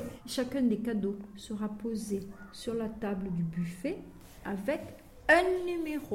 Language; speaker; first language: French; native; French